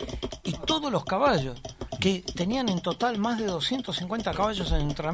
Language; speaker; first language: Spanish; native; Spanish